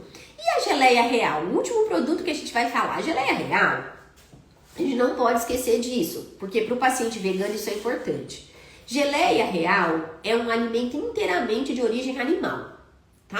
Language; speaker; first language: Portuguese; native; Portuguese